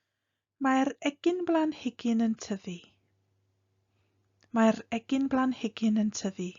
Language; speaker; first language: Welsh; non-native, local second language; English